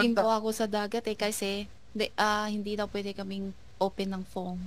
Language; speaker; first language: Filipino; non-native, learner; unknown